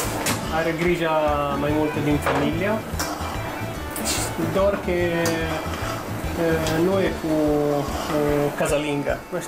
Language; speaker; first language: Romanian; non-native, learner; Italian